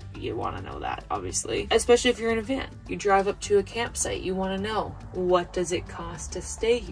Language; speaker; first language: English; native; English